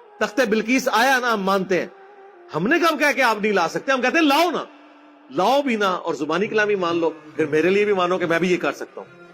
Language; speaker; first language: Urdu; non-native, local second language; Punjabi